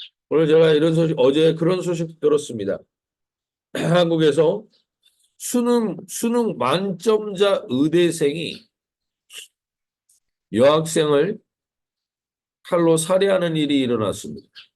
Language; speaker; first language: Korean; native; Korean